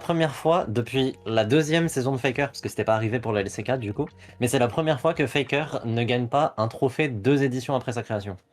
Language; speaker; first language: French; native; French